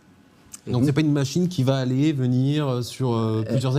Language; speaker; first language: French; native; French